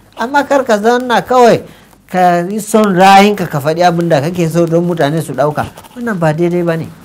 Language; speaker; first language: Hausa; non-native, local second language; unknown